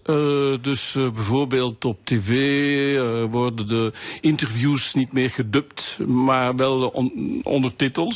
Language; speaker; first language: Dutch; non-native, local second language; French